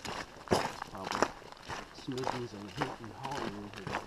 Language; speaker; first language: English; native; English